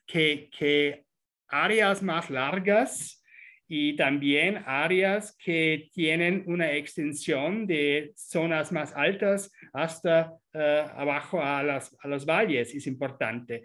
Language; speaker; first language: Spanish; non-native, fluent; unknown